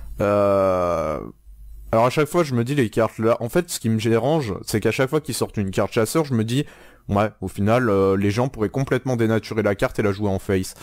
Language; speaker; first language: French; native; French